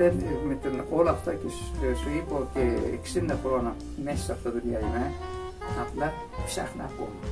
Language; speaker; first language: Greek; non-native, learner; Persian